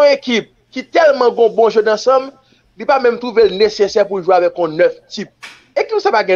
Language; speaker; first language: French; non-native, local second language; Haitian Creole